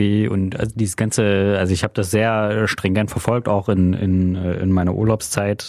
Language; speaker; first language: German; native; German